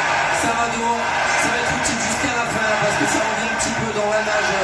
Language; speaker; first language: French; native; French